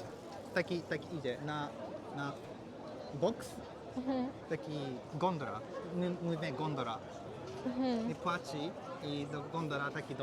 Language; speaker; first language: Polish; non-native, learner; Japanese